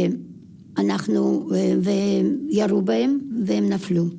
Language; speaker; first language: Hebrew; non-native, fluent; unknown